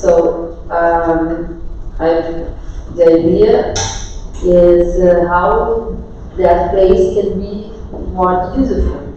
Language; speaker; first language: English; non-native, fluent; Portuguese